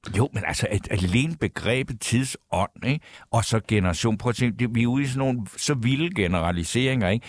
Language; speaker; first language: Danish; native; Danish